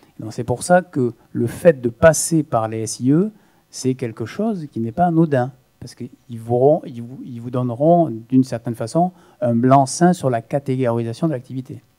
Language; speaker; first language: French; native; French